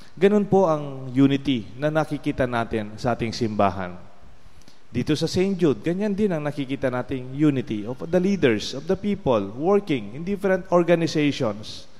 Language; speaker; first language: Filipino; non-native, local second language; Pampanga